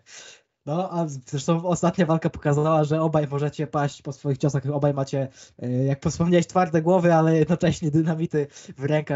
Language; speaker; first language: Polish; native; Polish